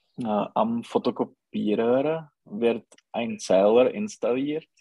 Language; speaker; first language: German; non-native, learner; Czech